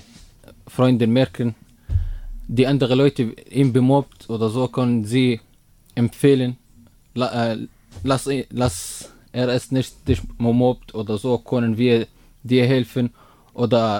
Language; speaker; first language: German; non-native, learner; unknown